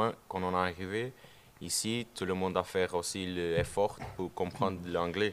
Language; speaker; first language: French; non-native, learner; Portuguese